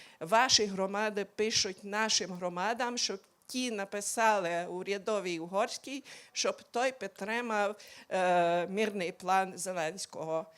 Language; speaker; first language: Ukrainian; non-native, local second language; Hungarian